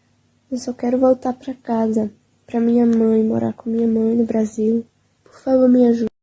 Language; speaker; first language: Portuguese; early bilingual, heritage; Portuguese